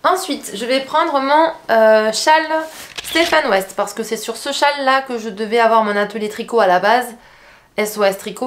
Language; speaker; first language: French; native; French